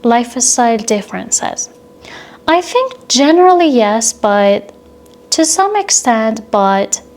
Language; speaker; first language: English; non-native, fluent; Persian